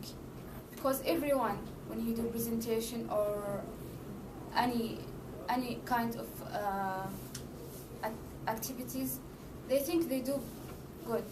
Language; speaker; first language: English; non-native, learner; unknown